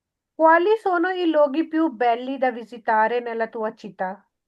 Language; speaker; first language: Italian; non-native, learner; Urdu